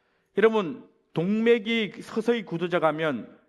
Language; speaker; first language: Korean; native; Korean